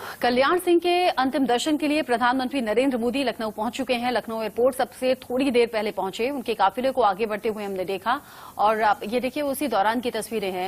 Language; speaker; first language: Hindi; native; Hindi